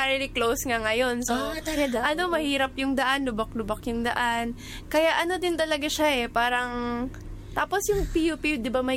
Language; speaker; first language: Filipino; non-native, local second language; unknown